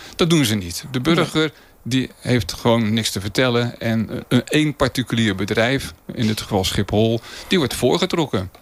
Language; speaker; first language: Dutch; native; Dutch